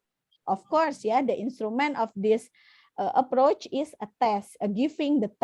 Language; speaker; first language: English; non-native, fluent; Indonesian